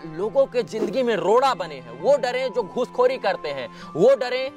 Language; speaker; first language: Hindi; native; Hindi